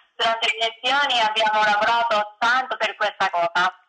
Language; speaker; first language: Italian; non-native, learner; Japanese